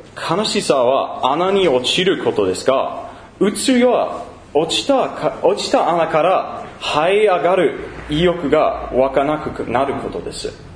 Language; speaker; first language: Japanese; non-native, learner; English